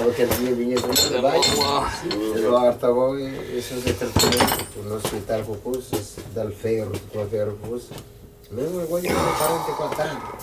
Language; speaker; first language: Portuguese; non-native, fluent; Chinese